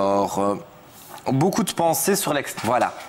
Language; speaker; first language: French; native; French